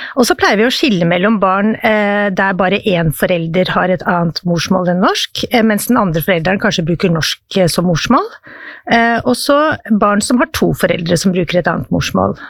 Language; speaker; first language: Norwegian; native; Norwegian